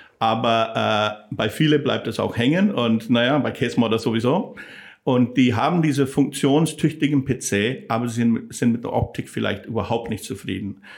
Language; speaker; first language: German; non-native, fluent; English